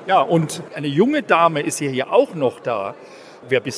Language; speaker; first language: German; native; German